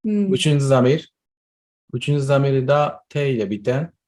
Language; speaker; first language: Turkish; non-native, fluent; Japanese